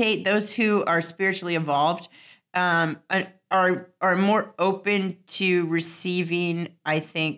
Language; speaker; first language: English; native; English